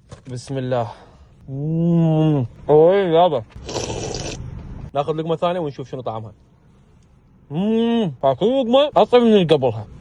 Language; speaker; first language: Arabic; native; Arabic